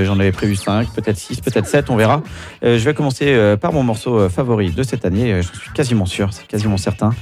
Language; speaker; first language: French; native; French